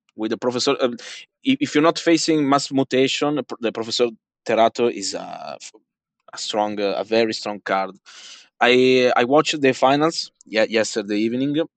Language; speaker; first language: English; non-native, fluent; Italian